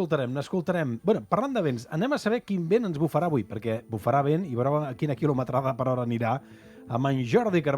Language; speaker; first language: Catalan; native; Catalan